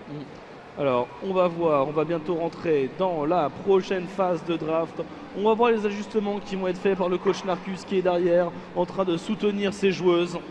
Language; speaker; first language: French; native; French